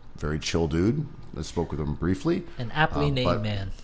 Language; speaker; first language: English; native; English